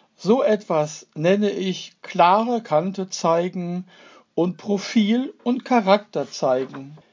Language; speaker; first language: German; native; German